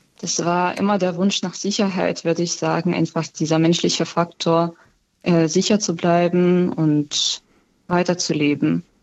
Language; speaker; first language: German; non-native, fluent; Ukrainian